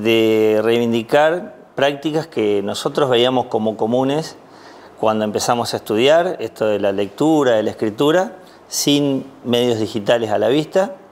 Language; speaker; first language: Spanish; native; Spanish